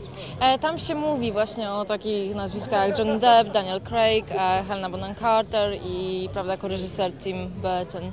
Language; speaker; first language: Polish; native; Polish